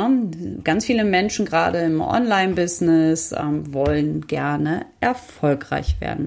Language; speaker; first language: German; native; German